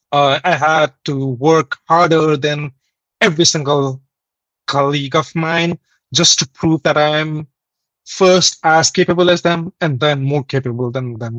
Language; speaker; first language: English; non-native, local second language; Hindi